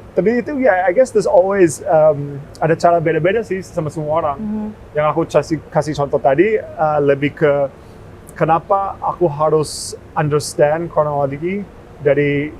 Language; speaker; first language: Indonesian; early bilingual, heritage; English